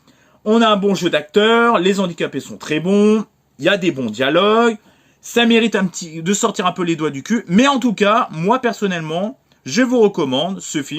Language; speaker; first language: French; native; French